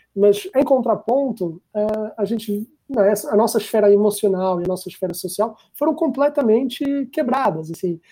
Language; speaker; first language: Portuguese; native; Portuguese